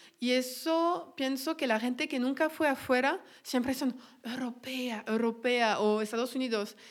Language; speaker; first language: Spanish; non-native, fluent; French